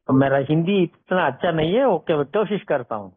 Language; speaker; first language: Hindi; non-native, local second language; Kannada